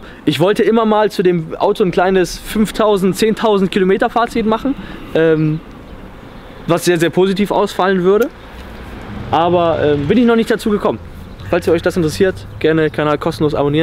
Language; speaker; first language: German; native; German